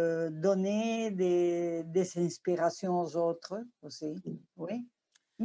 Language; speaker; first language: French; non-native, fluent; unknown